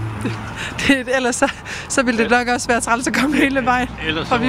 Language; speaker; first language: Danish; native; Danish